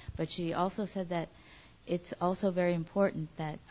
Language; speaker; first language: English; early bilingual, other home language; Japanese